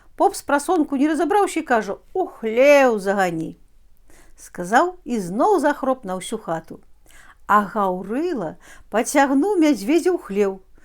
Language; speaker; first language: Belarusian; native; Belarusian